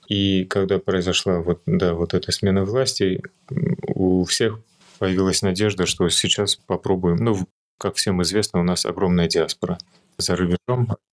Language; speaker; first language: Russian; early bilingual, other home language; Armenian